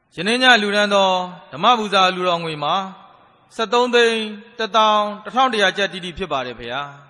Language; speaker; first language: Burmese; native; Burmese